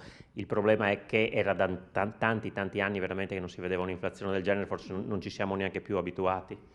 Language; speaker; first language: Italian; native; Italian